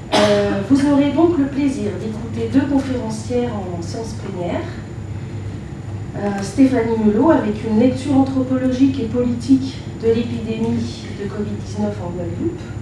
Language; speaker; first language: French; native; French